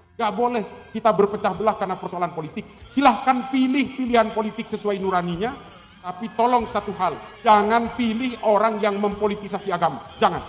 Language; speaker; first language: Indonesian; non-native, local second language; Madurese